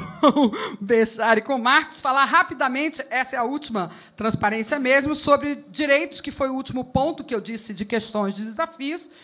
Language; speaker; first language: Portuguese; native; Portuguese